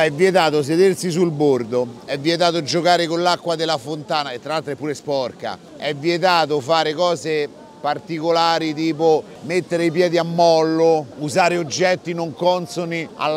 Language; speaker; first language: Italian; native; Italian